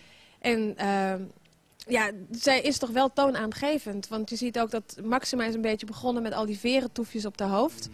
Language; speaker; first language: Dutch; native; Dutch